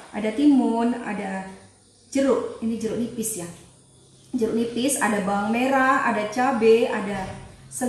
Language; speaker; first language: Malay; non-native, local second language; Javanese